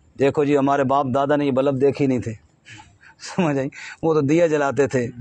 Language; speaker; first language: Urdu; non-native, local second language; Punjabi